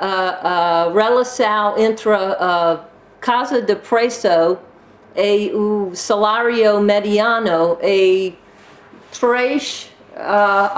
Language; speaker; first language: Portuguese; non-native, learner; English